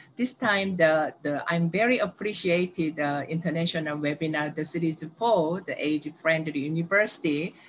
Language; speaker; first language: English; non-native, learner; Korean